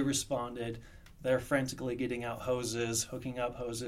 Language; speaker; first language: English; native; English